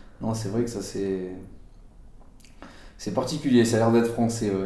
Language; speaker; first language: French; native; French